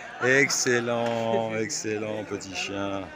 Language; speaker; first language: French; native; French